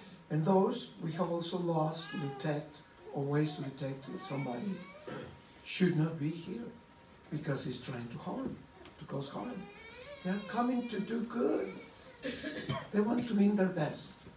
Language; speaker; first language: English; non-native, fluent; Spanish